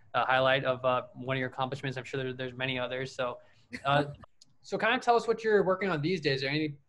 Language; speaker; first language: English; native; English